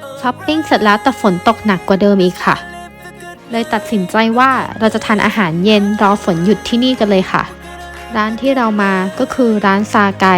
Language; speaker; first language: Thai; native; Thai